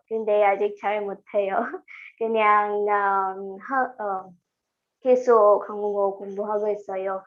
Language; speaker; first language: Korean; non-native, learner; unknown